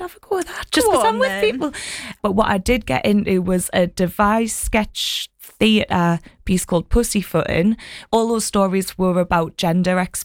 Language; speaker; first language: English; native; English